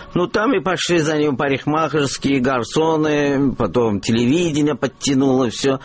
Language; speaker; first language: Russian; non-native, local second language; Azerbaijani